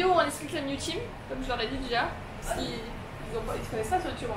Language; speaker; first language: French; native; French